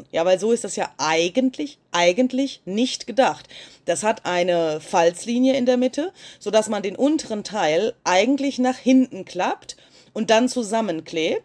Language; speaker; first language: German; native; German